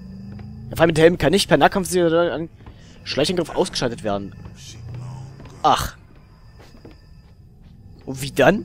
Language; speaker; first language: German; native; German